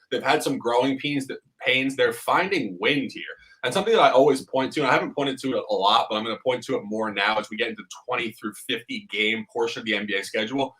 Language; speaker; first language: English; native; English